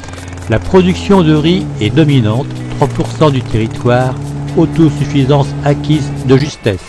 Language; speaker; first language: French; native; French